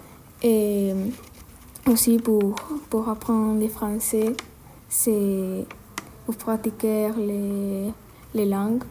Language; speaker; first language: French; non-native, learner; Spanish